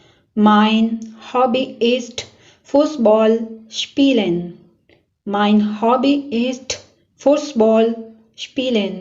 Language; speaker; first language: German; non-native, fluent; Urdu